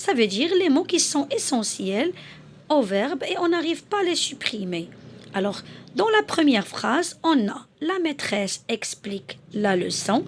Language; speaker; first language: French; non-native, local second language; Arabic